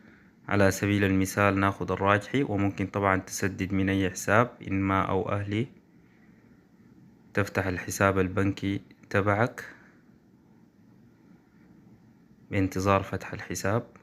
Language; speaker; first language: Arabic; native; Arabic